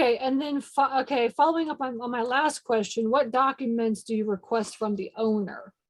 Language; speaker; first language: English; native; English